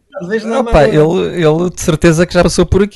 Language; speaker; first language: Portuguese; native; Portuguese